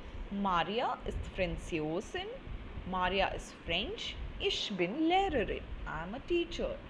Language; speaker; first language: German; non-native, fluent; Hindi